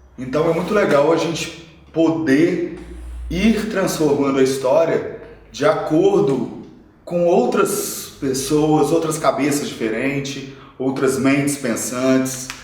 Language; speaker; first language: Portuguese; native; Portuguese